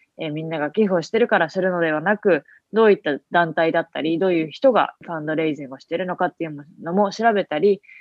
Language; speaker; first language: Japanese; native; Japanese